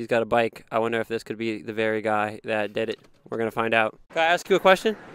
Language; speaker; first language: English; native; English